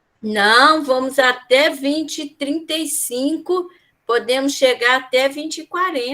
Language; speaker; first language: Portuguese; native; Portuguese